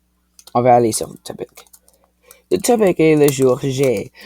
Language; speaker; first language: French; non-native, local second language; English